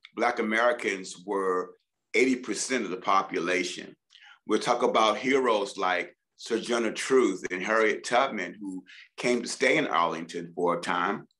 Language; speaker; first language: English; native; English